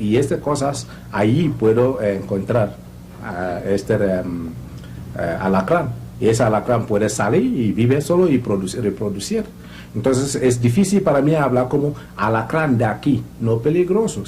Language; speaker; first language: Spanish; non-native, learner; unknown